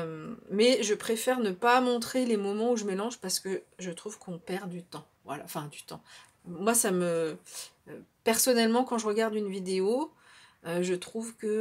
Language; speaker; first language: French; native; French